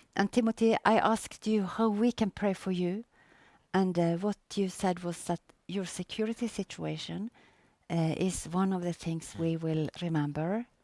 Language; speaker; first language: English; non-native, fluent; Norwegian